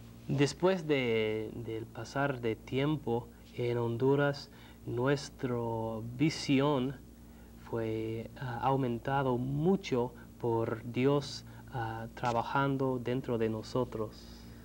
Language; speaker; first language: Spanish; non-native, fluent; English